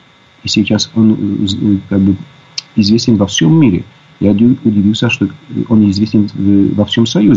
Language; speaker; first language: Russian; non-native, fluent; Polish